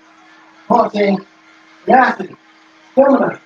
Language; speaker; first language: English; native; English